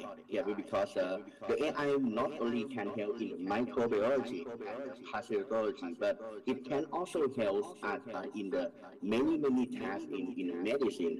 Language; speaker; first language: English; non-native, learner; Thai